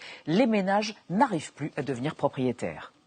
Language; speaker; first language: French; native; French